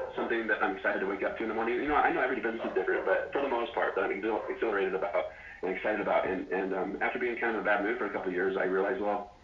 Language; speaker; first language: English; native; English